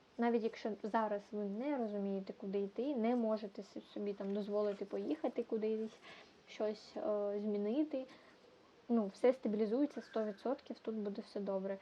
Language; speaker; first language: Ukrainian; non-native, local second language; Russian